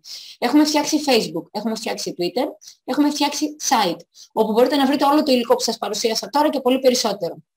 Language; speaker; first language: Greek; native; Greek